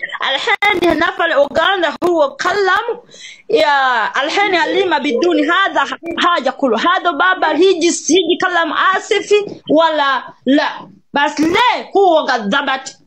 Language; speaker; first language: Arabic; non-native, learner; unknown